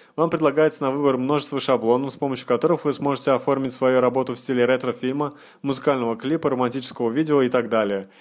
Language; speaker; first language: Russian; native; Russian